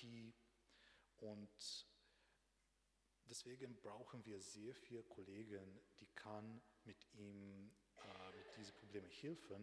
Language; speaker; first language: German; non-native, fluent; Romanian